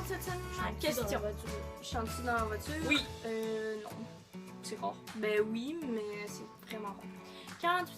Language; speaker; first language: French; native; French